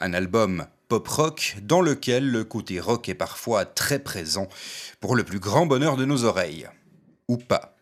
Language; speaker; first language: French; native; French